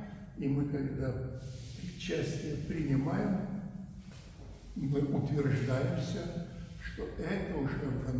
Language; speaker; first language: Russian; native; Russian